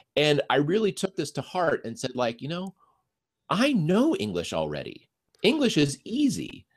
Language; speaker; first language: English; native; English